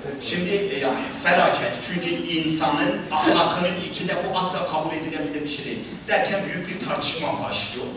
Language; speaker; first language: Turkish; native; Turkish